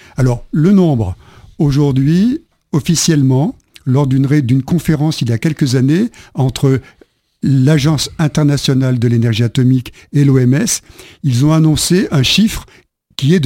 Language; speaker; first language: French; native; French